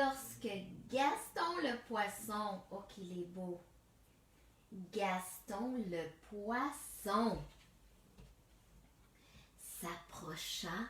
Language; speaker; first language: French; native; French